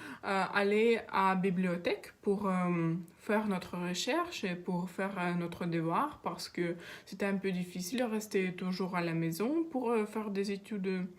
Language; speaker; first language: French; non-native, learner; Russian